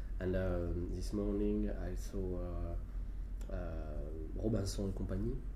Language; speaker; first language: English; non-native, learner; French